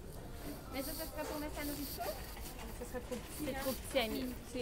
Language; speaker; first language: French; non-native, local second language; Arabic